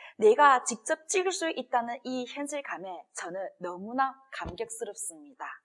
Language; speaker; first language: Korean; non-native, fluent; Chinese